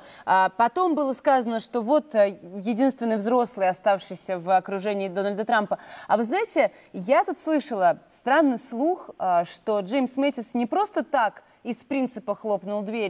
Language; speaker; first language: Russian; native; Russian